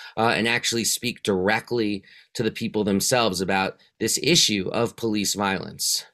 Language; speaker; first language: English; native; English